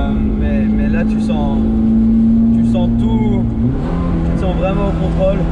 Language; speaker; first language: French; native; French